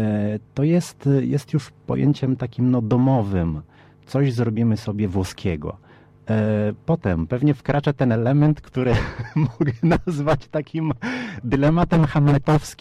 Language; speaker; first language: Polish; early bilingual, heritage; Polish